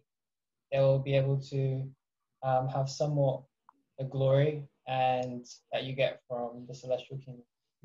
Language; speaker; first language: English; early bilingual, other home language; Portuguese